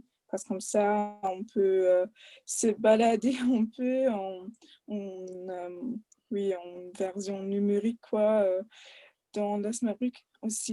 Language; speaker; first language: French; non-native, fluent; German